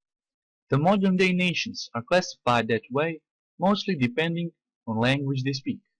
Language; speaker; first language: English; non-native, fluent; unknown